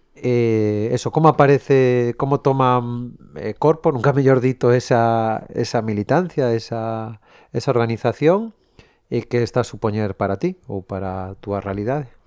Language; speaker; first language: Galician; native; Galician